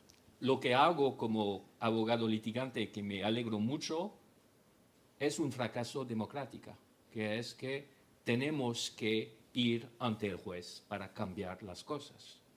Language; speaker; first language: Spanish; non-native, fluent; French